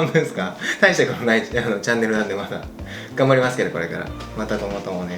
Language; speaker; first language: Japanese; native; Japanese